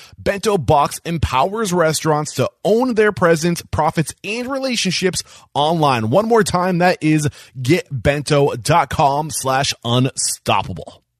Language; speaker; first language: English; native; English